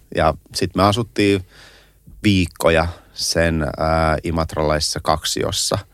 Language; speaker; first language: Finnish; early bilingual, other home language; Russian